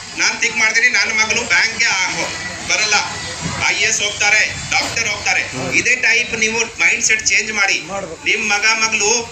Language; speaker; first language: Kannada; non-native, learner; Hindi